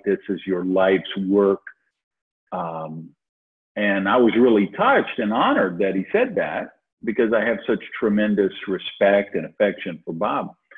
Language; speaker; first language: English; native; English